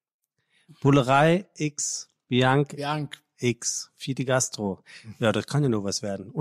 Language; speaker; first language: German; native; German